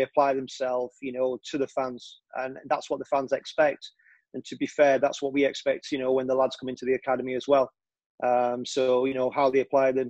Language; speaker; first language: English; native; English